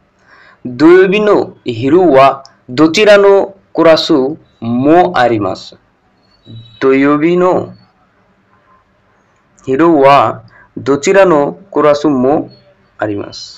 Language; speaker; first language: Japanese; non-native, learner; Bangla